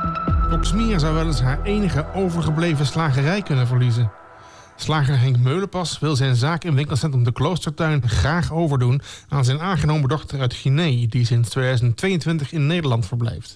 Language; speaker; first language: Dutch; native; Dutch